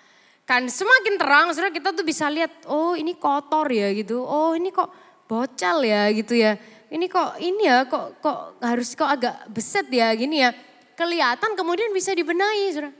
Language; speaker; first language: Indonesian; native; Indonesian